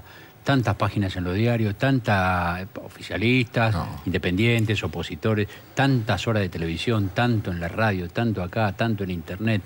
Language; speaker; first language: Spanish; native; Spanish